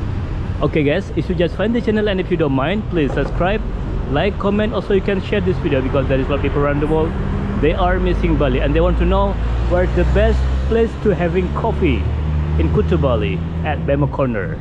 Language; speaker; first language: English; non-native, learner; Indonesian